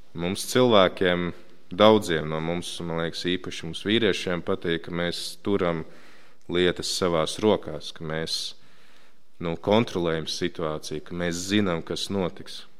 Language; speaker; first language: Latvian; native; Latvian